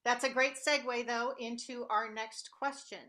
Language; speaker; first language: English; native; English